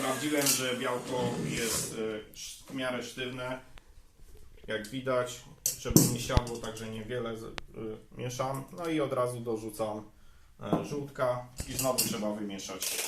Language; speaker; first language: Polish; native; Polish